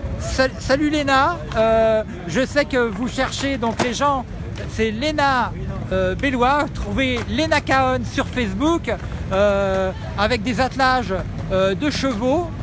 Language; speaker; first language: French; native; French